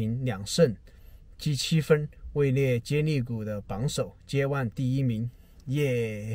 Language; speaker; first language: Chinese; native; Chinese